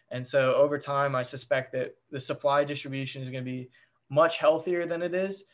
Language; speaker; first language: English; native; English